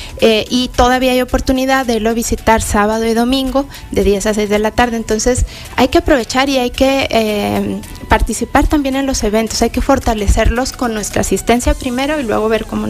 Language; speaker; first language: Spanish; native; Spanish